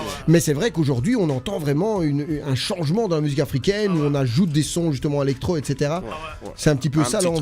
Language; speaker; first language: French; native; French